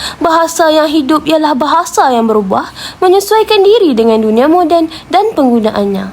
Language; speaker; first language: Malay; native; Malay